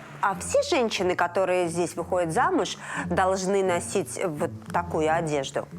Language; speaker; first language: Russian; native; Russian